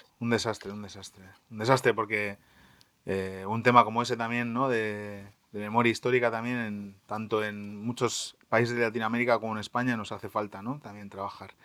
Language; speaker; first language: Spanish; native; Spanish